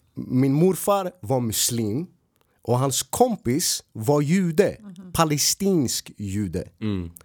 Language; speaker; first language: Swedish; early bilingual, other home language; Arabic